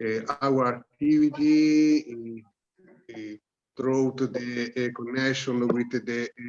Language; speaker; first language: English; non-native, learner; Italian